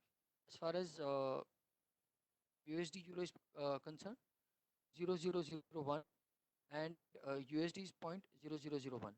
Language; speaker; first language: English; non-native, local second language; Hindi